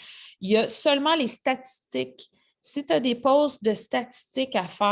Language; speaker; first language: French; native; French